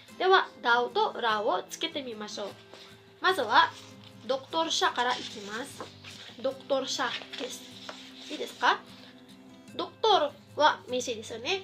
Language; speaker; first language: Japanese; non-native, fluent; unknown